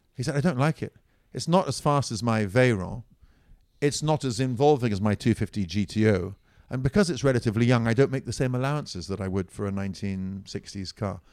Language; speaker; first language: English; non-native, fluent; Italian